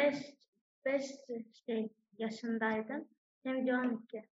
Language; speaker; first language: Turkish; early bilingual, other home language; Arabic